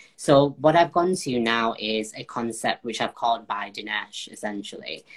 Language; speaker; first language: English; native; English